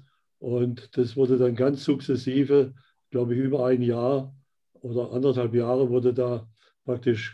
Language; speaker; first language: German; native; German